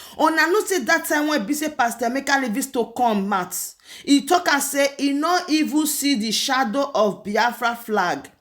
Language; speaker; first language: Nigerian Pidgin; non-native, local second language; Igbo